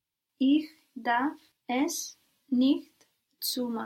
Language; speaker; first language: German; non-native, learner; English